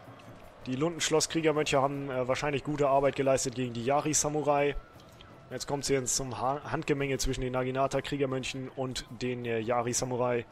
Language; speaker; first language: German; native; German